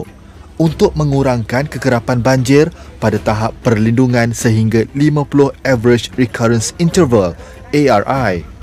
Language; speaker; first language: Malay; native; Malay